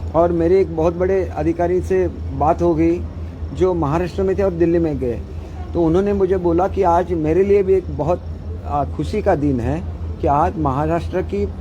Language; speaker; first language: Hindi; non-native, local second language; Marathi